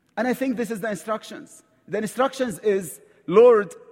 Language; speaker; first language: English; non-native, fluent; Arabic